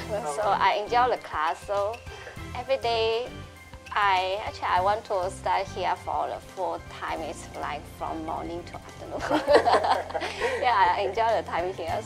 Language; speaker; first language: English; non-native, learner; Chinese